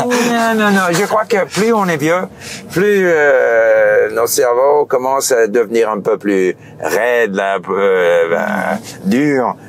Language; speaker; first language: French; non-native, fluent; English